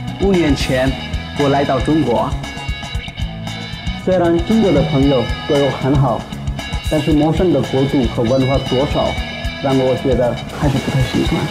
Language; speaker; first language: Chinese; non-native, local second language; Hindi